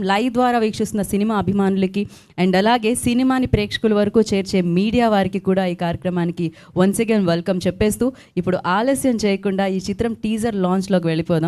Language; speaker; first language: Telugu; native; Telugu